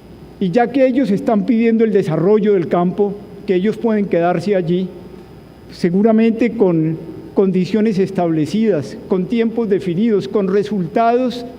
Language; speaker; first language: Spanish; native; Spanish